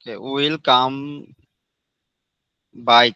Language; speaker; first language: English; non-native, learner; Bangla